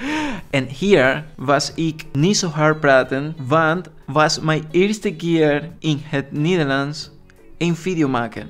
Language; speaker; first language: Dutch; non-native, learner; Spanish